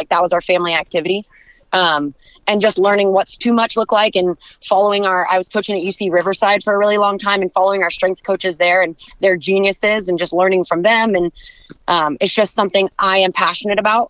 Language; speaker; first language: English; native; English